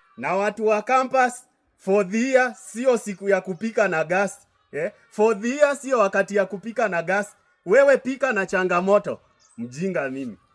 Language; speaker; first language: Swahili; native; Swahili